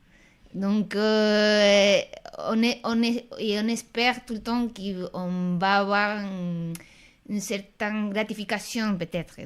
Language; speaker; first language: French; non-native, fluent; Spanish